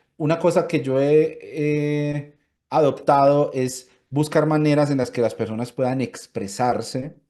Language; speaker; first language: Spanish; native; Spanish